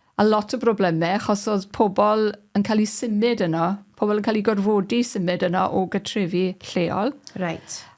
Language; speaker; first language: Welsh; native; Welsh